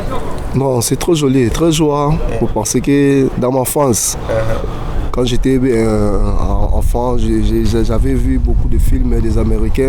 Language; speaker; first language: French; non-native, learner; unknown